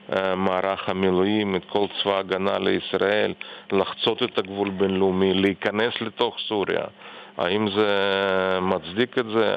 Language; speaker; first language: Hebrew; non-native, fluent; Russian